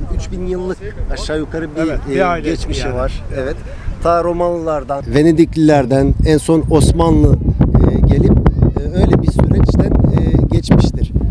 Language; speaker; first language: Turkish; non-native, fluent; Albanian